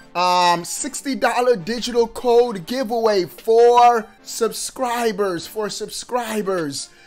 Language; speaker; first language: English; native; English